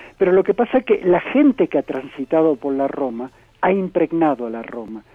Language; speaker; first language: Spanish; native; Spanish